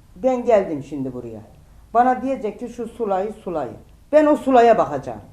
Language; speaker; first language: Turkish; native; Turkish